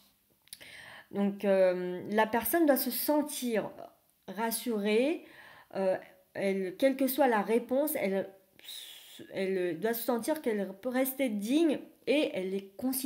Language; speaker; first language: French; early bilingual, other home language; Vietnamese